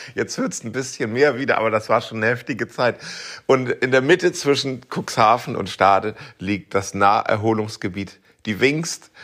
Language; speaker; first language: German; native; German